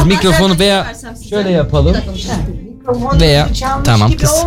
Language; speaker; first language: Turkish; native; Turkish